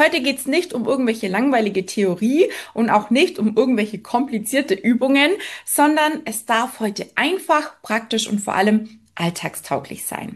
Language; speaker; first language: German; native; German